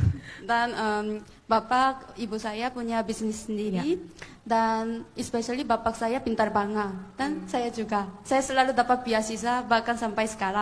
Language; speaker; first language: Indonesian; non-native, fluent; Korean